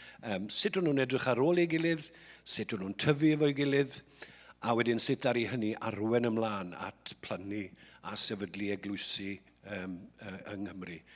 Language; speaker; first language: Welsh; native; Welsh